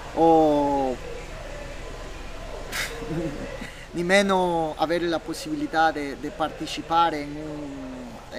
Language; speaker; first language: Italian; non-native, fluent; Spanish